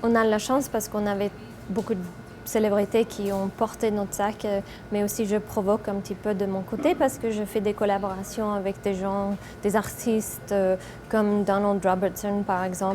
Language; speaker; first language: French; non-native, fluent; English